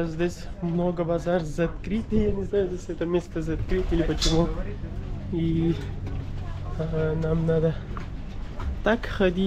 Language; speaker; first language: Russian; non-native, learner; Urdu